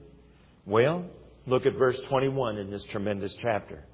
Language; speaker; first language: English; native; English